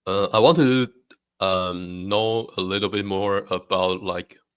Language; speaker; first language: English; non-native, fluent; Chinese